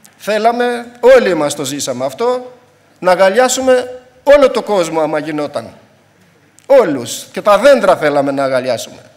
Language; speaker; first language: Greek; non-native, fluent; Albanian